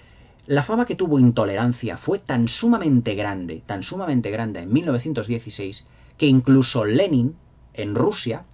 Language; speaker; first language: Spanish; native; Spanish